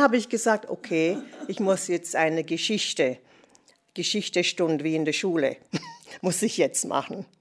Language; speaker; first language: German; non-native, fluent; English